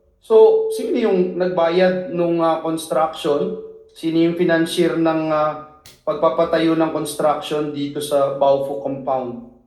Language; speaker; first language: Filipino; native; Filipino